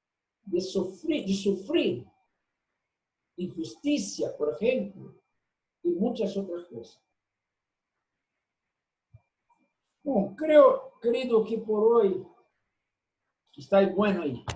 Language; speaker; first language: Spanish; non-native, fluent; Portuguese